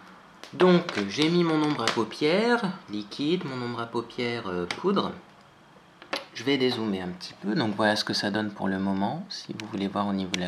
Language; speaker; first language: French; native; French